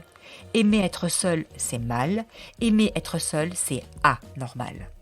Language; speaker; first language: French; native; French